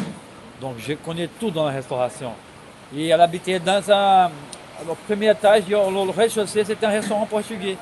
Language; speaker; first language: French; non-native, fluent; Portuguese